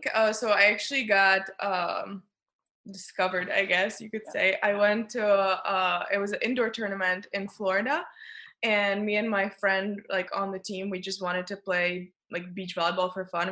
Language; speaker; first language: English; non-native, fluent; Czech